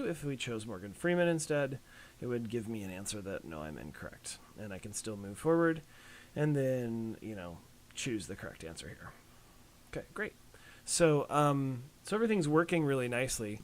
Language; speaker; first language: English; native; English